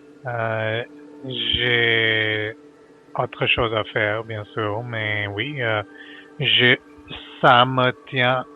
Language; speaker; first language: French; non-native, learner; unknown